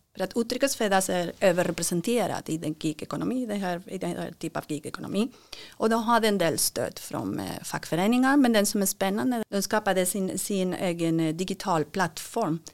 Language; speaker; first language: Swedish; non-native, fluent; Spanish